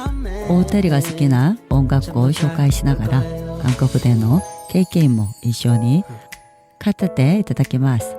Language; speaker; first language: Japanese; non-native, learner; Korean